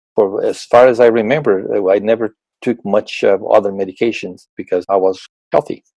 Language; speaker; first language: English; non-native, fluent; Portuguese